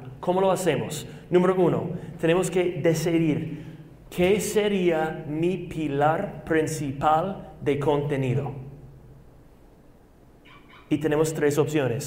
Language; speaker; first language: Spanish; non-native, fluent; English